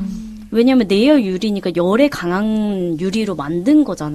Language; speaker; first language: Korean; native; Korean